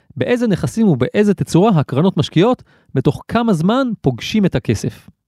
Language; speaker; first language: Hebrew; native; Hebrew